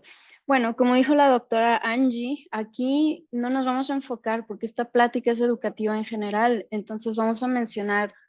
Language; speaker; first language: Spanish; native; Spanish